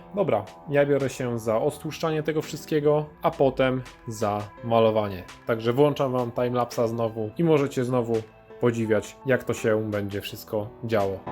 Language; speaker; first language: Polish; native; Polish